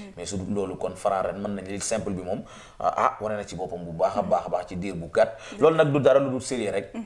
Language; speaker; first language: Wolof; non-native, local second language; Serer